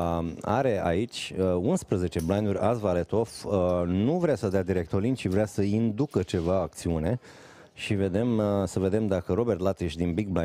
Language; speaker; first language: Romanian; native; Romanian